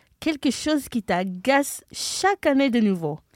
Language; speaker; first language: French; non-native, fluent; Hebrew